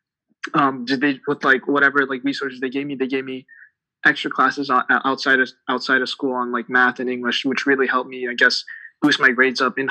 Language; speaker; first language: English; early bilingual, other home language; Tibetan